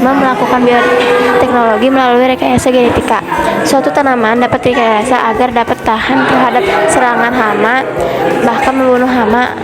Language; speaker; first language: Indonesian; native; Indonesian